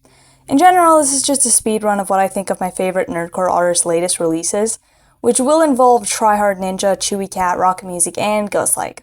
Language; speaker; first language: English; native; English